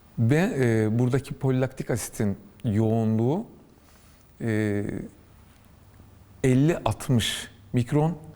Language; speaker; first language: Turkish; native; Turkish